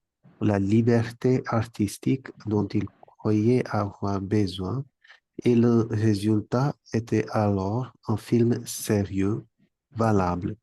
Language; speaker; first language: French; non-native, learner; Bangla